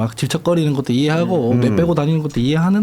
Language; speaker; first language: Korean; native; Korean